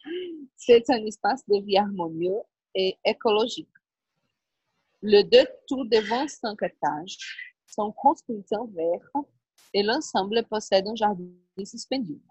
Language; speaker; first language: French; non-native, learner; Portuguese